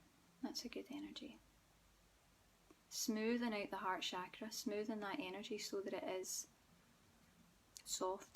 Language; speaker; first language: English; native; English